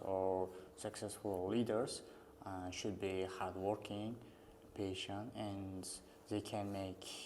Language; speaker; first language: English; non-native, learner; Uzbek